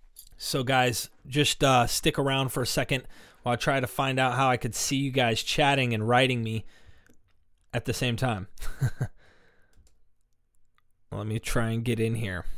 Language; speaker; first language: English; native; English